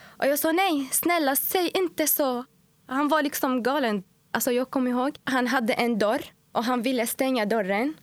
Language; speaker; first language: Swedish; non-native, fluent; Arabic